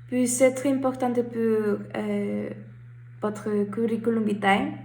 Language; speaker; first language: French; non-native, learner; Spanish